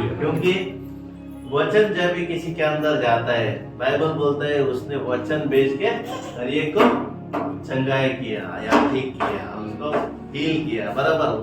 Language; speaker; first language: Hindi; non-native, local second language; Kannada